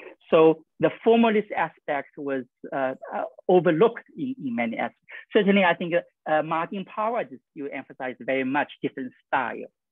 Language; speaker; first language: English; non-native, fluent; Chinese